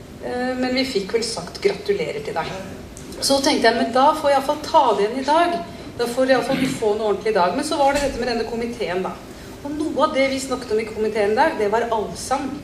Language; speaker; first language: Norwegian; native; Norwegian